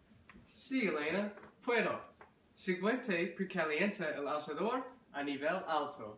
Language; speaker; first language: Spanish; non-native, learner; English